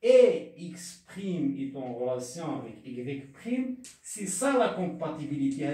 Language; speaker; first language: French; non-native, local second language; Arabic